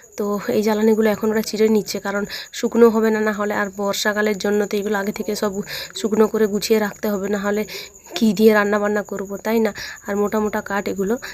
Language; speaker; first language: Bangla; non-native, local second language; Santali